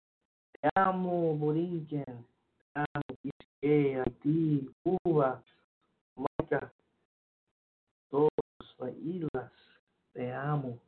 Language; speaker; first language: Spanish; early bilingual, heritage; Spanish